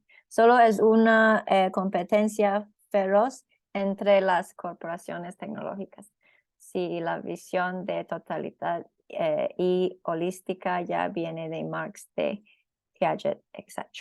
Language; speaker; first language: Spanish; non-native, fluent; English